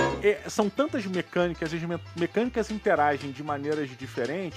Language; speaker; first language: Portuguese; native; Portuguese